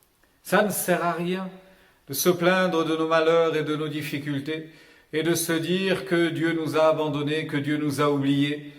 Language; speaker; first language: French; native; French